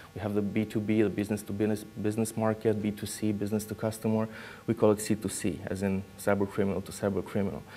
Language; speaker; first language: English; non-native, fluent; Romanian